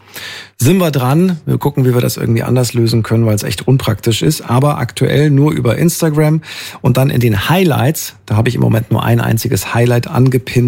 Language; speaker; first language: German; native; German